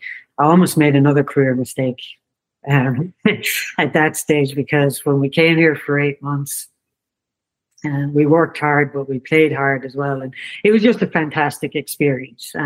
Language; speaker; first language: English; native; English